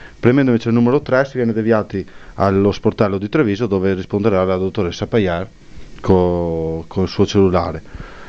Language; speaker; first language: Italian; native; Italian